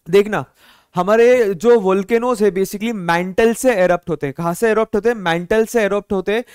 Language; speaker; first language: Hindi; non-native, local second language; Marathi